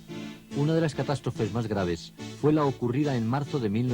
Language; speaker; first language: Spanish; native; Spanish